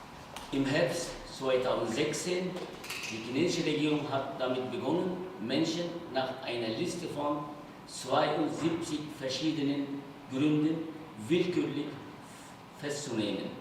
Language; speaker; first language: German; non-native, fluent; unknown